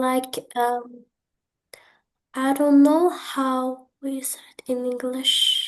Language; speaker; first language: English; non-native, learner; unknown